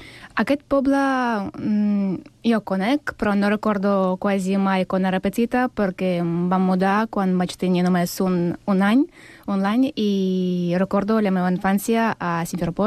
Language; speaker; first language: Catalan; non-native, learner; Russian